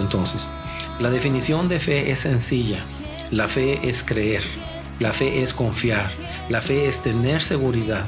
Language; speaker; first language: Spanish; native; Spanish